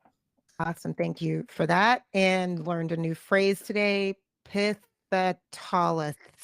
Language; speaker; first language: English; native; English